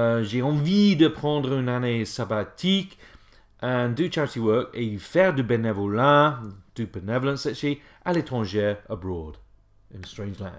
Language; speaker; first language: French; non-native, fluent; English